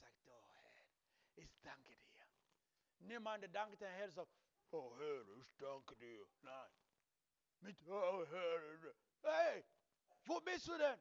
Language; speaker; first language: German; non-native, learner; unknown